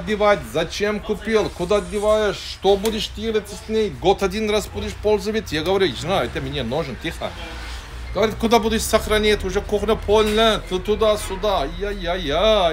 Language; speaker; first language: Russian; non-native, learner; Turkish